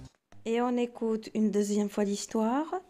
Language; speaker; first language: French; non-native, local second language; Arabic